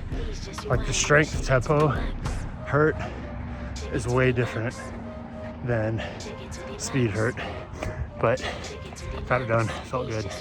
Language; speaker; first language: English; native; English